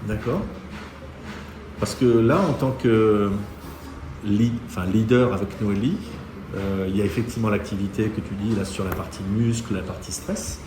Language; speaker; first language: French; native; French